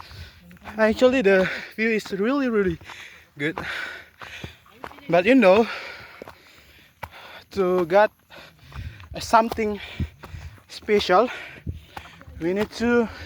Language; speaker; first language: English; non-native, learner; Indonesian